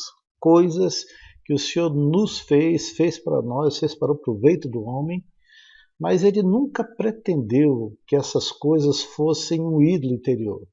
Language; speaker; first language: Portuguese; native; Portuguese